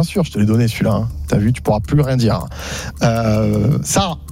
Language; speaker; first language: French; native; French